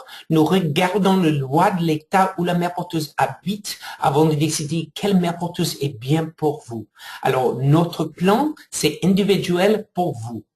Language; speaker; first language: French; non-native, fluent; English